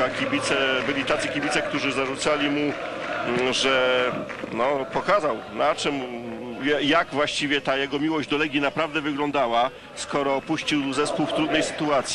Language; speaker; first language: Polish; native; Polish